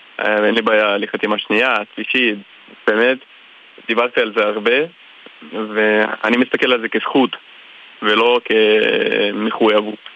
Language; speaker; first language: Hebrew; non-native, fluent; Russian